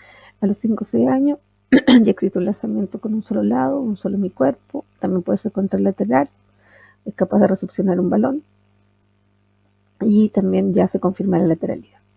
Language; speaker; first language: Spanish; native; Spanish